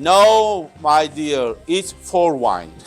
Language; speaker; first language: English; non-native, learner; Georgian